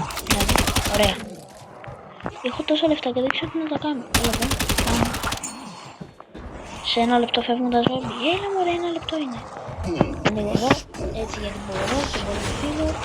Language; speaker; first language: Greek; native; Greek